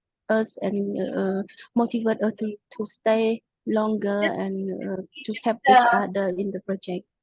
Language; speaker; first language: English; non-native, local second language; Khmer